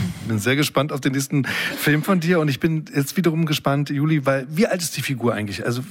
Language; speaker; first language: German; native; German